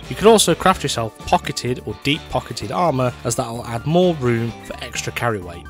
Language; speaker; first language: English; native; English